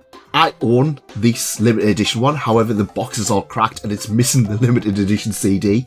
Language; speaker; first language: English; native; English